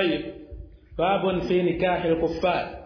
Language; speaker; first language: Arabic; non-native, fluent; Swahili